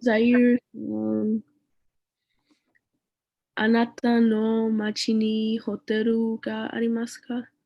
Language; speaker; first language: Japanese; non-native, learner; English